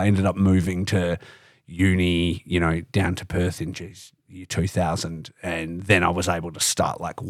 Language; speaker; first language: English; native; English